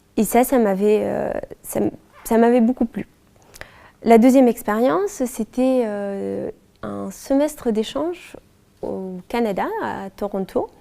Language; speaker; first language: French; non-native, local second language; Arabic